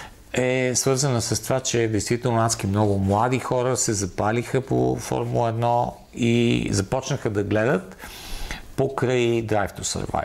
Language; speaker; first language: Bulgarian; native; Bulgarian